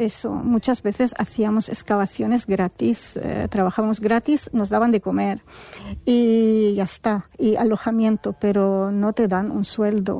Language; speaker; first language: Spanish; non-native, fluent; Arabic